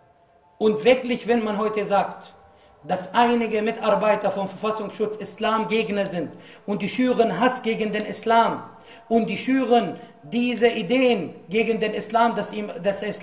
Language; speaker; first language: German; non-native, fluent; Arabic